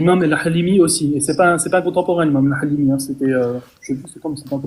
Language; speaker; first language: French; native; French